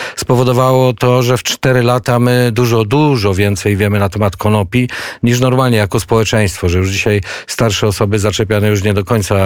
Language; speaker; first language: Polish; native; Polish